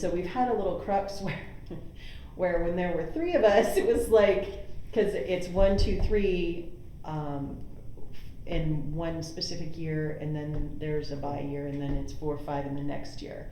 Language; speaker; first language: English; native; English